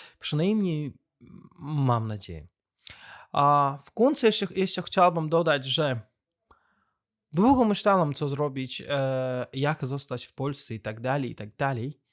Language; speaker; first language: Polish; non-native, fluent; Azerbaijani